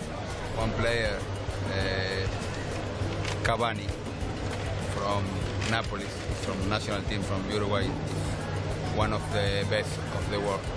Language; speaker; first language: English; non-native, learner; Spanish